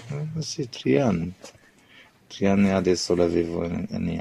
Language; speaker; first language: Italian; non-native, learner; Arabic